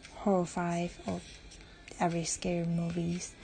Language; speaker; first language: English; non-native, learner; Chinese